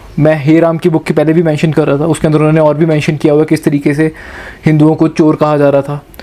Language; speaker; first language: Hindi; native; Hindi